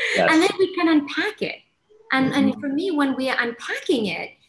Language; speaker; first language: English; non-native, local second language; Somali